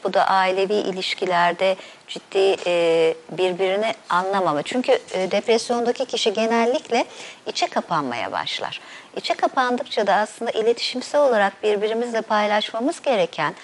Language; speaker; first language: Turkish; native; Turkish